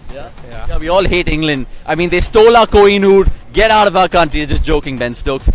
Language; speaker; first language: English; non-native, local second language; Hindi